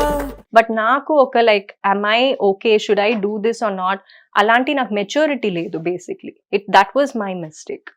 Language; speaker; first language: Telugu; non-native, fluent; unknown